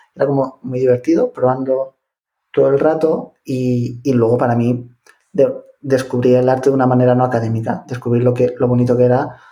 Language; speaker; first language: Spanish; native; Spanish